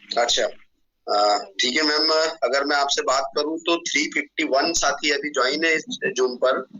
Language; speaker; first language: Hindi; native; Hindi